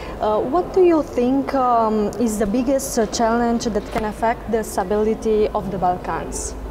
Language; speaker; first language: English; non-native, learner; Romanian